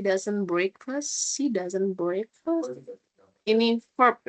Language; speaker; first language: English; non-native, learner; Indonesian